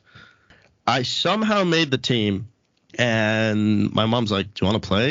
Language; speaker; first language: English; native; English